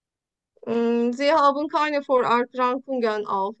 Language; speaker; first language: German; non-native, learner; Turkish